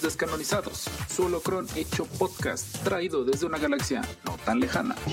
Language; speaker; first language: Spanish; native; Spanish